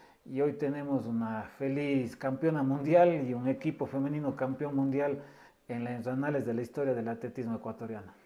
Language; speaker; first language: Spanish; native; Spanish